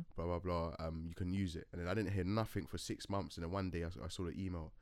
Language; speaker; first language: English; native; English